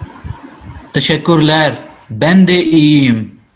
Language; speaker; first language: Turkish; non-native, learner; Urdu